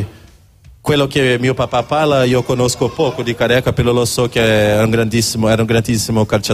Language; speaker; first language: Italian; non-native, learner; Portuguese